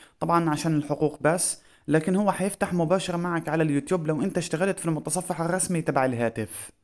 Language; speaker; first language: Arabic; native; Arabic